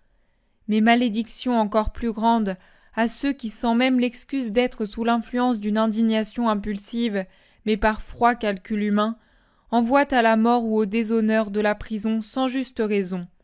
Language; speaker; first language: French; native; French